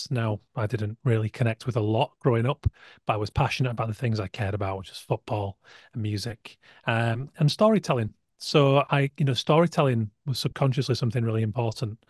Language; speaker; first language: English; native; English